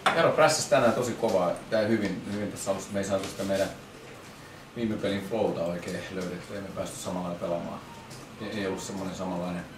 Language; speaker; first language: Finnish; native; Finnish